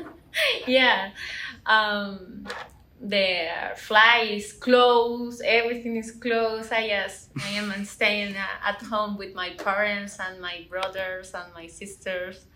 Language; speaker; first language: English; non-native, learner; Spanish